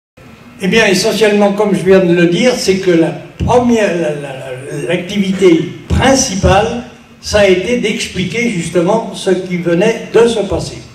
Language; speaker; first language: French; native; French